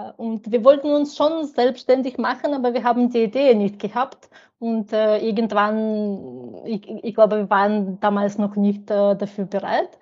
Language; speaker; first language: German; non-native, fluent; Ukrainian